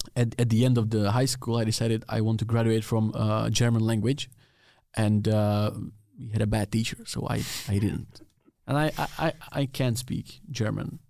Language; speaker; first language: English; non-native, learner; Czech